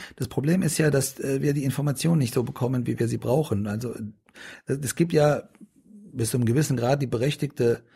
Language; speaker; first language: German; early bilingual, other home language; Persian